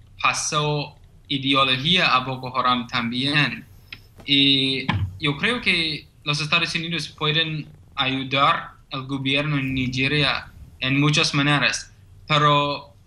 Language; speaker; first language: Spanish; non-native, learner; English